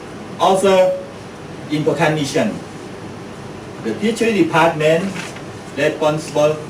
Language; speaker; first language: English; non-native, learner; Thai